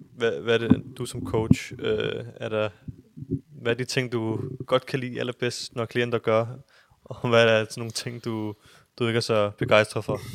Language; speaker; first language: Danish; early bilingual, other home language; Urdu